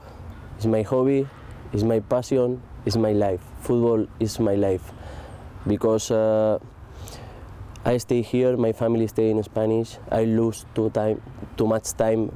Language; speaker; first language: English; non-native, learner; Spanish